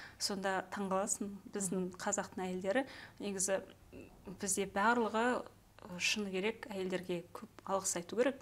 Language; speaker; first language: Kazakh; native; Kazakh